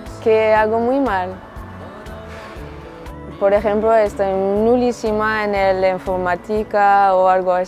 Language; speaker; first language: Spanish; non-native, learner; French